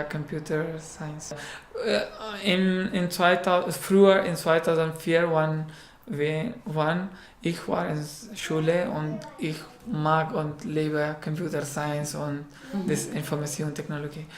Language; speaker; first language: German; non-native, learner; Pashto